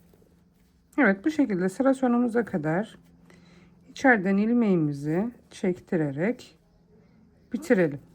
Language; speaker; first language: Turkish; native; Turkish